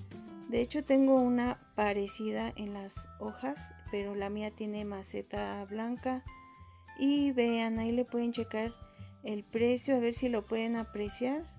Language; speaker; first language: Spanish; native; Spanish